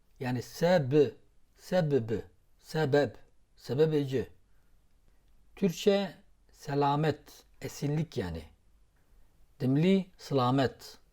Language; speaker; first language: Turkish; non-native, local second language; Zaza